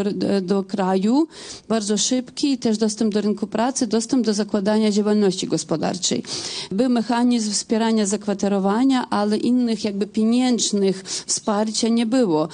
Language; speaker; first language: Polish; non-native, fluent; Ukrainian